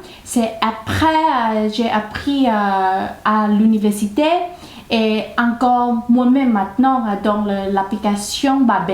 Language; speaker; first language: French; non-native, learner; Thai